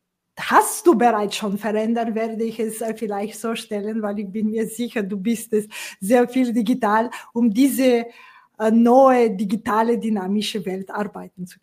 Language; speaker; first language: German; non-native, fluent; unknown